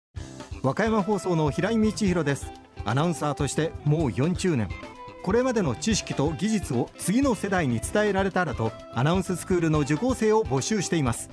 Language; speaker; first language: Japanese; native; Japanese